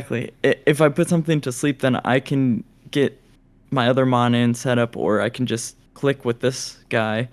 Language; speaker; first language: English; native; English